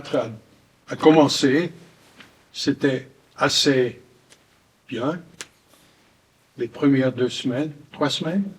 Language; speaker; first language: French; non-native, fluent; German